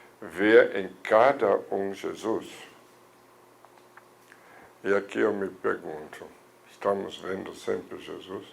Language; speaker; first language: Portuguese; non-native, fluent; German